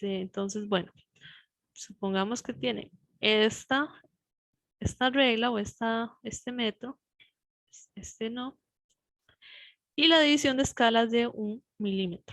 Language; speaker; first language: Spanish; native; Spanish